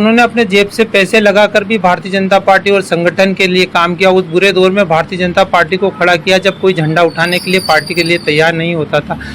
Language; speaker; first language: Hindi; native; Hindi